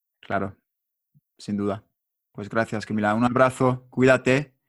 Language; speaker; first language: Spanish; non-native, learner; English